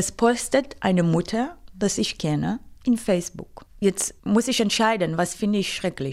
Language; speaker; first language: German; non-native, fluent; Hebrew